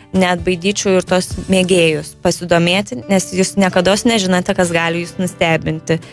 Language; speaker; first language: Lithuanian; native; Lithuanian